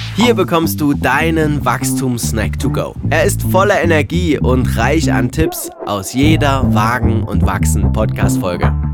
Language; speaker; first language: German; native; German